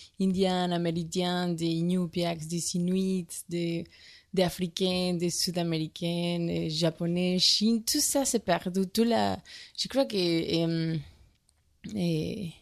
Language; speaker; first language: French; non-native, learner; Spanish